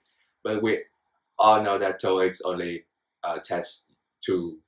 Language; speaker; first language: English; non-native, fluent; Vietnamese